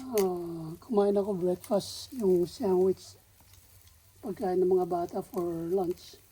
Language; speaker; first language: Filipino; native; Filipino